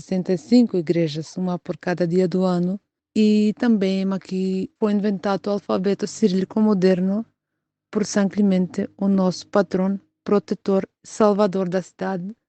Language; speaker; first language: Portuguese; non-native, fluent; Macedonian